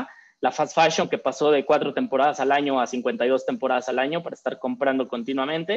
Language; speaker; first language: Spanish; native; Spanish